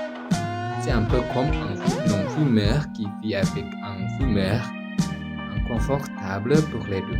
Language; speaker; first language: French; non-native, learner; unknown